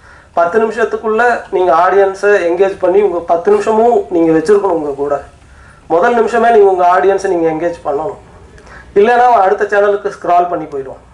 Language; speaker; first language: Tamil; native; Tamil